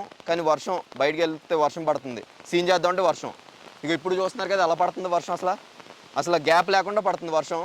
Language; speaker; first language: Telugu; native; Telugu